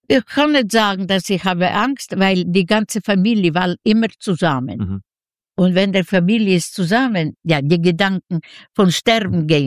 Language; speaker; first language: German; non-native, learner; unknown